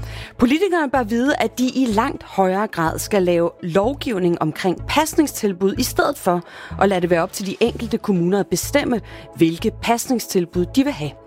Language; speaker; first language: Danish; native; Danish